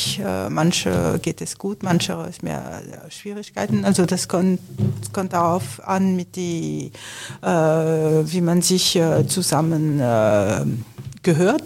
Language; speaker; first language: German; non-native, fluent; French